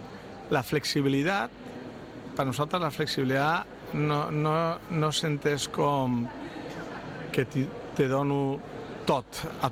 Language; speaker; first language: Catalan; non-native, local second language; Spanish